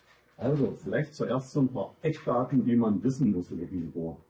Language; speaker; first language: German; native; German